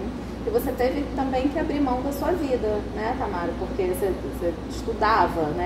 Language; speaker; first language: Portuguese; native; Portuguese